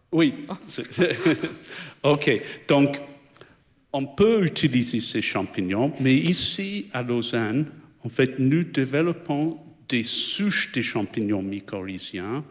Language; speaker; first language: French; non-native, fluent; English